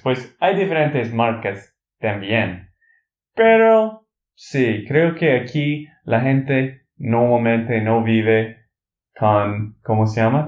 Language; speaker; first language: Spanish; non-native, learner; English